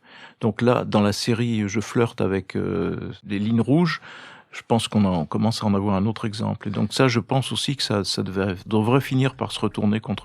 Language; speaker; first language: French; native; French